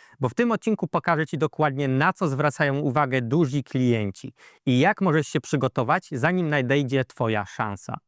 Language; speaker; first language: Polish; native; Polish